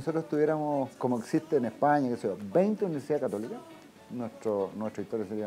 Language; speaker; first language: Spanish; native; Spanish